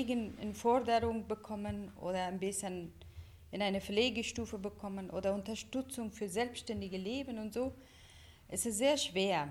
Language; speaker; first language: German; non-native, fluent; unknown